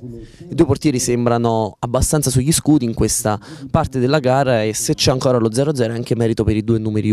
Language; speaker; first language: Italian; native; Italian